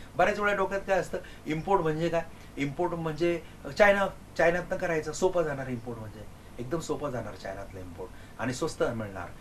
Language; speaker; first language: Marathi; non-native, local second language; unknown